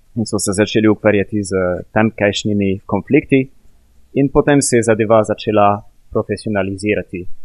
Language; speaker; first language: Slovenian; non-native, fluent; French